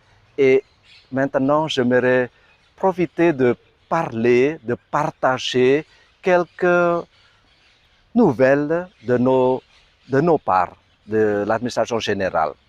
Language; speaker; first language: French; non-native, fluent; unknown